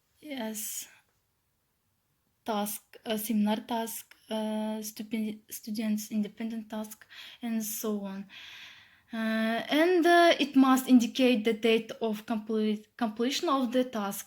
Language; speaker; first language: English; non-native, learner; Kazakh